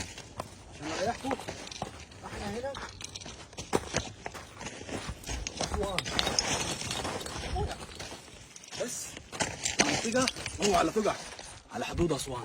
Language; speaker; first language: Arabic; native; Arabic